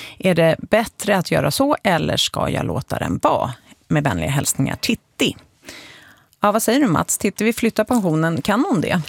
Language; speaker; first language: Swedish; native; Swedish